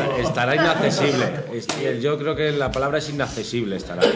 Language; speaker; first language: Spanish; native; Spanish